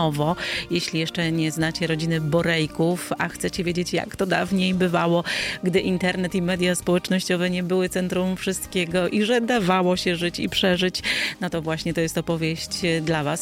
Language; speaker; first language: Polish; native; Polish